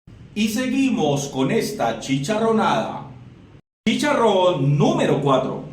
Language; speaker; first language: Spanish; native; Spanish